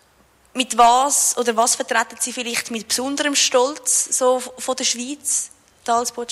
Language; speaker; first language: German; native; German